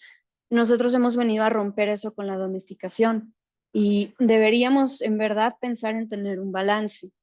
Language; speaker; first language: Spanish; native; Spanish